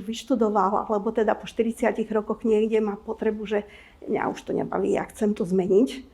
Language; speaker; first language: Slovak; native; Slovak